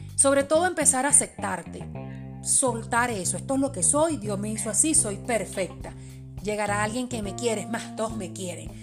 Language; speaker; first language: Spanish; early bilingual, other home language; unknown